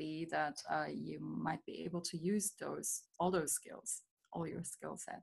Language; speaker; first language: English; non-native, fluent; German